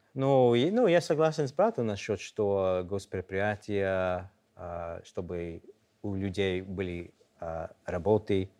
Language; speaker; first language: Russian; non-native, fluent; English